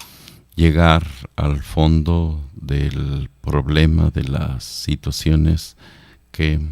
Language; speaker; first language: Spanish; native; Spanish